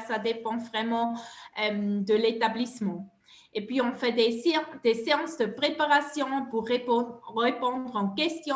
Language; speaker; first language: French; non-native, local second language; German